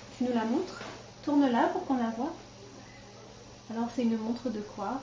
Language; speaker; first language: French; native; French